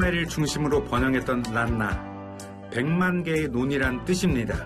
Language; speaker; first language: Korean; native; Korean